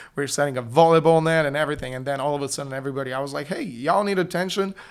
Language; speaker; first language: English; non-native, fluent; Bulgarian